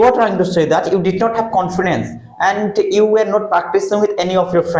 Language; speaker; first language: English; non-native, fluent; Hindi